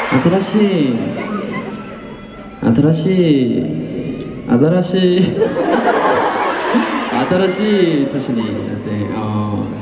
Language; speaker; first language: Japanese; non-native, learner; Korean